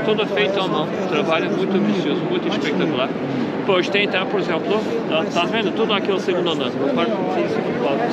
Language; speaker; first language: Portuguese; non-native, fluent; Turkish